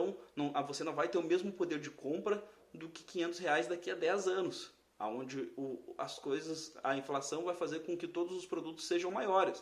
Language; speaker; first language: Portuguese; native; Portuguese